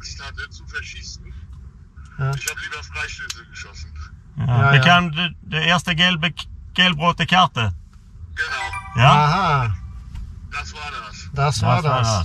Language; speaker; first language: German; non-native, learner; Swedish